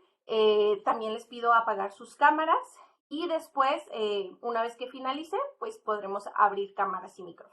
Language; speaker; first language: Spanish; native; Spanish